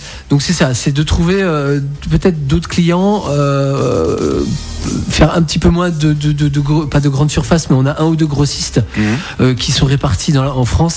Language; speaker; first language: French; native; French